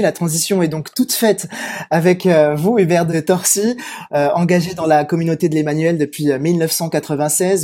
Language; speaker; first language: French; native; French